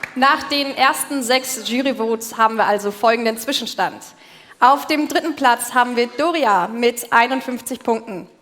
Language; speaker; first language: German; native; German